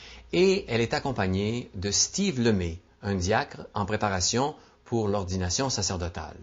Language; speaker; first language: French; native; French